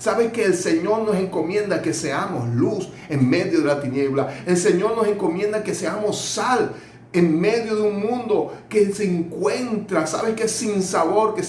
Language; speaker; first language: Spanish; native; Spanish